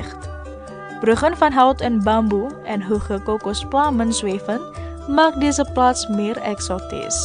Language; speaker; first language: Dutch; non-native, fluent; Indonesian